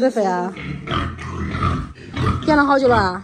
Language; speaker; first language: Chinese; native; Chinese